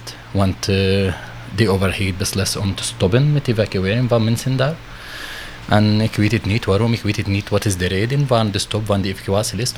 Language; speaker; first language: Dutch; non-native, learner; Arabic